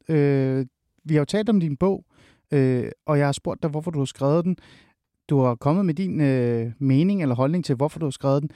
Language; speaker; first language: Danish; early bilingual, other home language; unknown